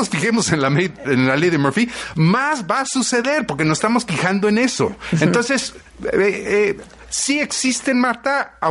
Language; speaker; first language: Spanish; native; Spanish